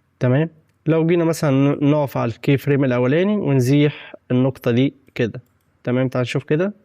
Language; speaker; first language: Egyptian Arabic; native; Egyptian Arabic